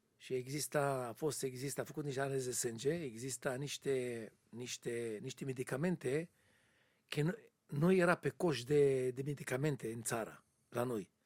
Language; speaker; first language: Romanian; non-native, learner; Hebrew